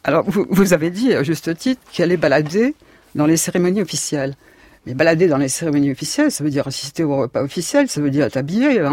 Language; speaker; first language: French; native; French